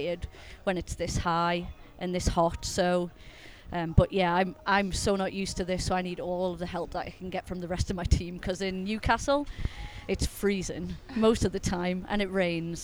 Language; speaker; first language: English; native; English